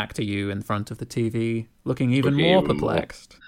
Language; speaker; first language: English; native; English